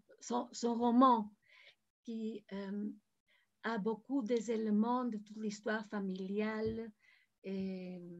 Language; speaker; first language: French; non-native, fluent; Spanish